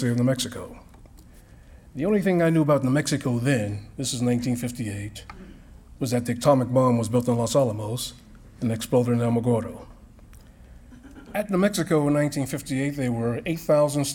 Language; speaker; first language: English; native; English